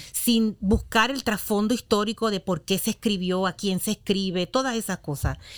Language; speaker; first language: Spanish; native; Spanish